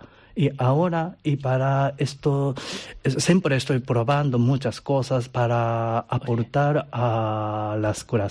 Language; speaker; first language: Spanish; non-native, learner; Japanese